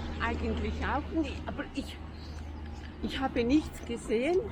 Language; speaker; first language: German; non-native, fluent; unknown